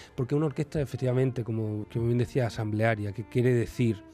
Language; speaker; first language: Spanish; native; Spanish